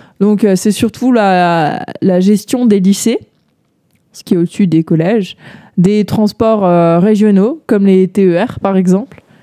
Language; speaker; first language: French; native; French